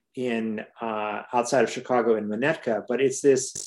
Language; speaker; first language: English; native; English